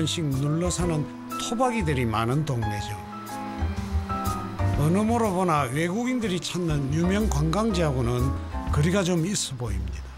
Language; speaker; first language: Korean; native; Korean